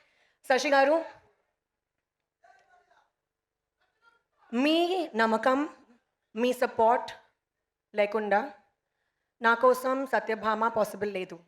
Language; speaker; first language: Telugu; non-native, learner; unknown